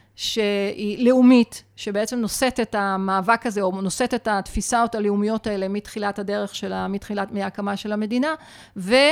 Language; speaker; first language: Hebrew; native; Hebrew